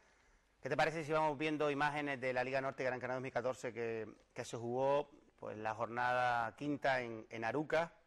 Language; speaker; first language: Spanish; native; Spanish